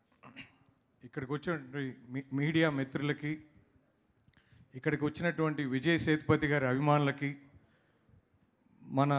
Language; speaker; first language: Telugu; native; Telugu